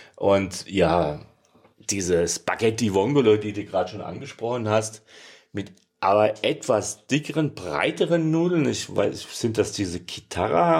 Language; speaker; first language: German; native; German